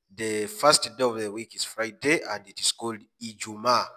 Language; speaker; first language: English; non-native, local second language; Swahili